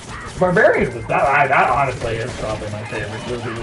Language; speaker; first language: English; native; English